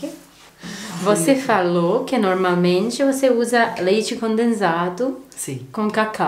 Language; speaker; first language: Portuguese; non-native, learner; Bosnian